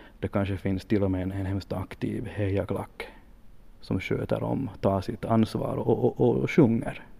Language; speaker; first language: Swedish; native; Swedish